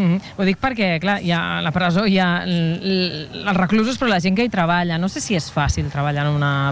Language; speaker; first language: Catalan; native; Catalan